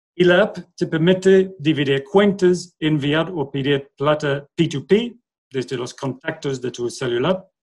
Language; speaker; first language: Spanish; non-native, fluent; English